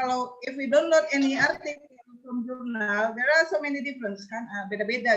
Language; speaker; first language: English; non-native, learner; Indonesian